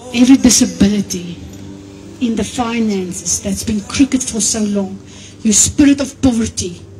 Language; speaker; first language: English; non-native, local second language; Afrikaans